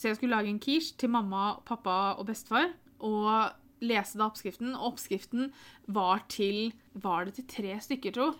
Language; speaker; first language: Norwegian; native; Norwegian